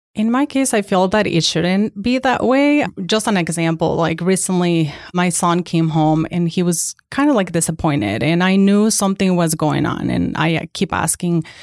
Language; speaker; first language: English; non-native, fluent; Spanish